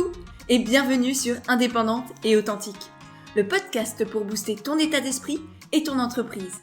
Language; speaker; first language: French; native; French